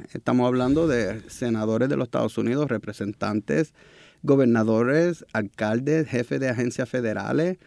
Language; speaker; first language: Spanish; early bilingual, heritage; Spanish